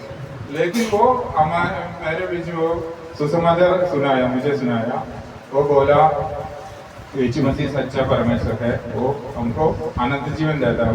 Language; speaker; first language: Hindi; non-native, local second language; Malayalam